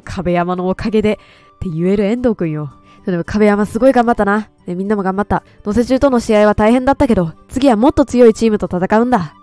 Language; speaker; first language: Japanese; native; Japanese